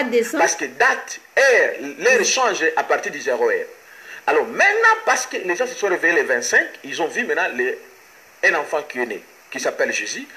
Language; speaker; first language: French; non-native, local second language; Lingala